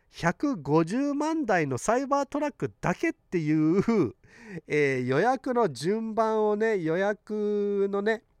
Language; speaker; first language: Japanese; early bilingual, heritage; Japanese